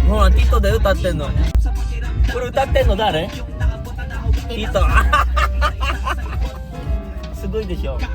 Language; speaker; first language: Japanese; non-native, fluent; Filipino